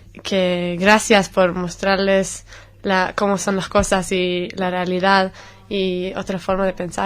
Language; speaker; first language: Spanish; non-native, fluent; Hebrew